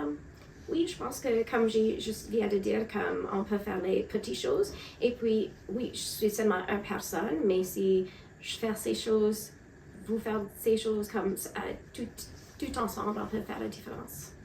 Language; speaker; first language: French; non-native, local second language; English